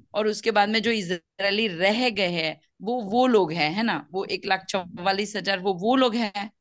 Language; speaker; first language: Hindi; non-native, local second language; Gujarati